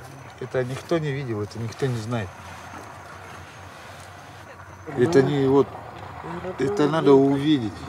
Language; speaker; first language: Russian; native; Russian